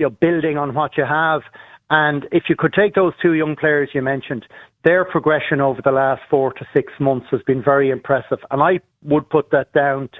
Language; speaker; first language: English; native; English